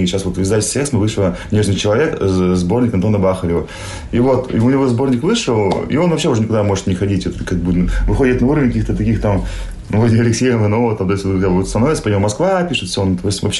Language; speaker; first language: Russian; native; Russian